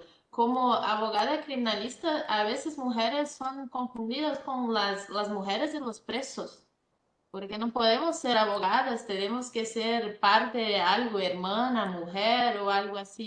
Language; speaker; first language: Spanish; non-native, fluent; Portuguese